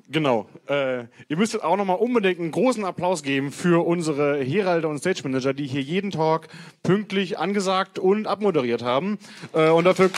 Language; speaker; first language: German; native; German